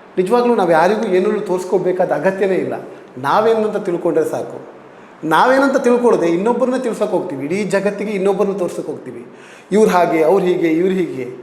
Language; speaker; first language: Kannada; native; Kannada